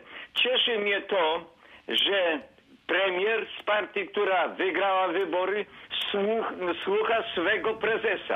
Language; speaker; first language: Polish; native; Polish